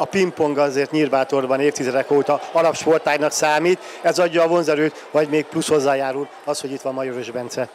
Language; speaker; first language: Hungarian; native; Hungarian